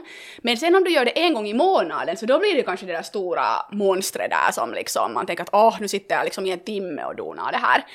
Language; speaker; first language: Swedish; native; Swedish